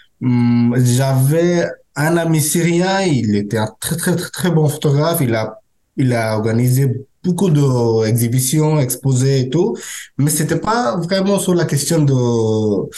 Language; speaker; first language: French; non-native, learner; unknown